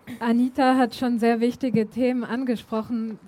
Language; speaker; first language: German; native; German